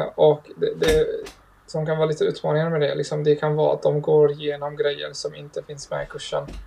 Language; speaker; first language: Swedish; early bilingual, other home language; Arabic